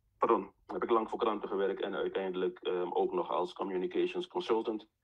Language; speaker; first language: Dutch; native; Dutch